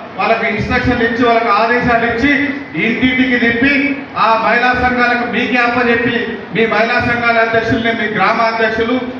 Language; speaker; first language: Telugu; native; Telugu